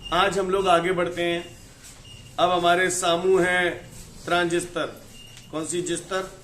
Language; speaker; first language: Hindi; native; Hindi